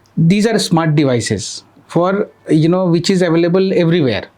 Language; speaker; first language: English; non-native, local second language; Bangla